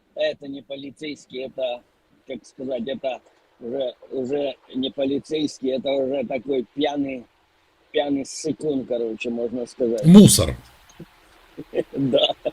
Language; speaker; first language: Russian; non-native, local second language; Ukrainian